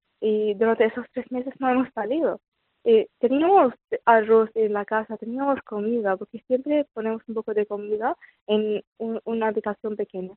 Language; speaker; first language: Spanish; non-native, fluent; Arabic